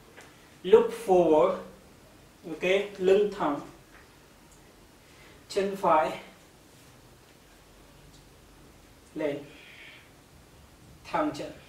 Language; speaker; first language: Vietnamese; non-native, learner; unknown